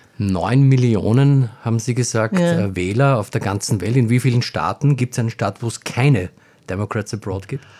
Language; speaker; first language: German; native; German